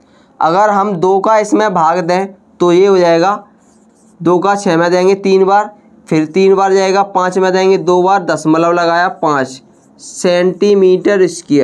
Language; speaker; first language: Hindi; native; Hindi